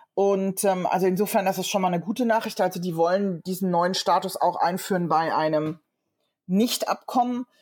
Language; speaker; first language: German; native; German